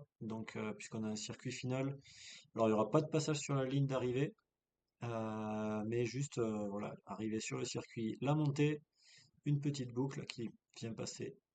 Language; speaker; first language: French; native; French